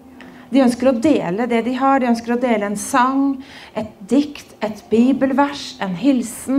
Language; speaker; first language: Norwegian; native; Norwegian